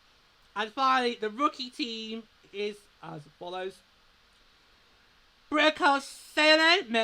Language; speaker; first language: English; native; English